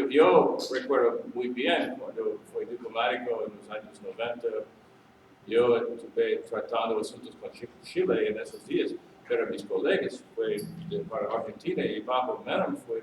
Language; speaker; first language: Spanish; non-native, learner; English